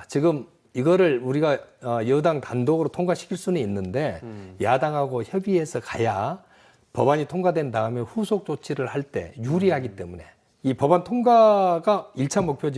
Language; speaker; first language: Korean; native; Korean